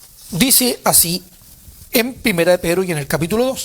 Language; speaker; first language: Spanish; native; Spanish